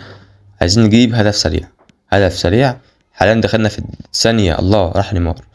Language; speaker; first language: Arabic; native; Arabic